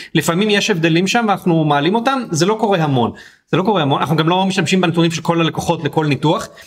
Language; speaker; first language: Hebrew; native; Hebrew